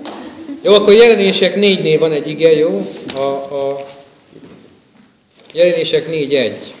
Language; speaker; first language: Hungarian; native; Hungarian